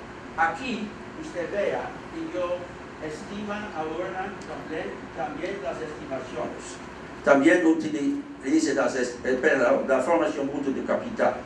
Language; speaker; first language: Spanish; non-native, fluent; Dutch